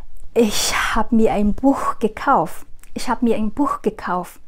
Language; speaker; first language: German; non-native, learner; Vietnamese